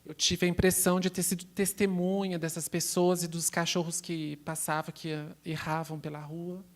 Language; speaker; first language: Portuguese; native; Portuguese